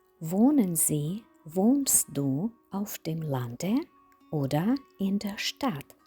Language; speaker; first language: German; non-native, fluent; Ukrainian